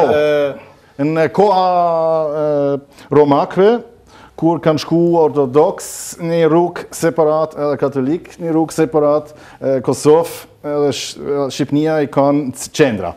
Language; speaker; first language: Albanian; non-native, learner; German